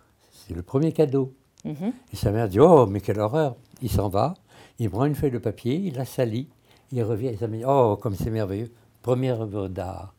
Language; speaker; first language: French; early bilingual, other home language; Russian